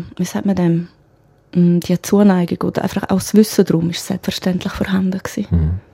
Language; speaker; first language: German; non-native, local second language; Romansh